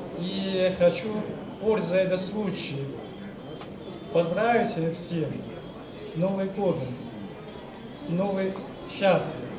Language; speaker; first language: Russian; non-native, learner; Chinese